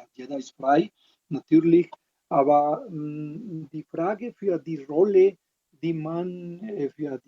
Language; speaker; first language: German; non-native, fluent; Spanish